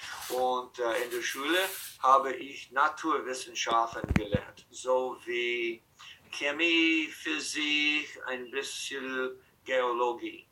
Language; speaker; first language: German; non-native, fluent; English